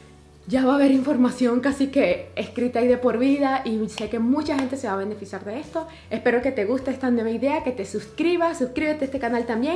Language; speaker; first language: Spanish; native; Spanish